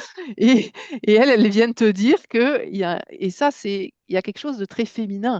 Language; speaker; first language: French; native; French